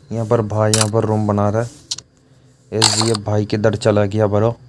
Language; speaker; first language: Hindi; non-native, local second language; Bangla